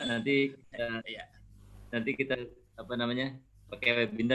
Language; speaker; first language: Indonesian; native; Indonesian